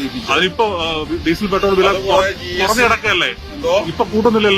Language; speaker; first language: Malayalam; native; Malayalam